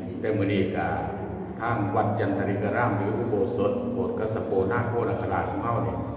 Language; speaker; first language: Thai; non-native, local second language; Northeastern Thai